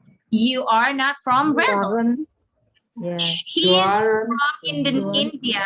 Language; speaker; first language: English; non-native, fluent; Indonesian